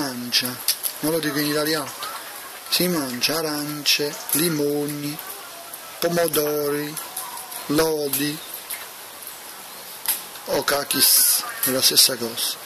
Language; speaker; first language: Italian; non-native, local second language; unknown